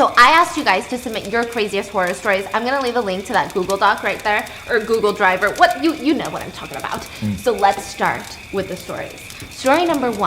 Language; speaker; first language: English; native; English